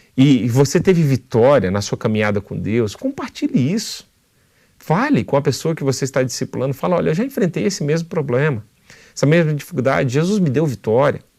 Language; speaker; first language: Portuguese; native; Portuguese